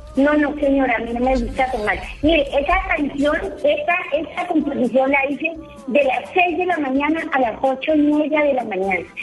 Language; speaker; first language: Spanish; native; Spanish